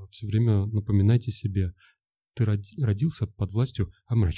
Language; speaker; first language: Russian; native; Russian